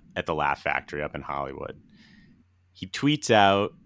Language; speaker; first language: English; native; English